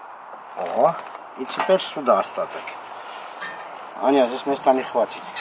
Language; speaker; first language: Russian; non-native, fluent; Armenian